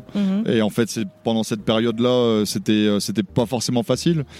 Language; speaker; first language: French; native; French